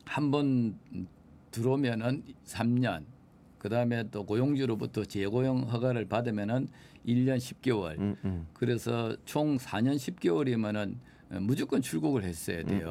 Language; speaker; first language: Korean; native; Korean